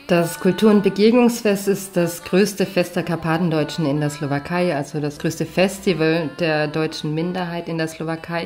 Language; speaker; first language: German; native; German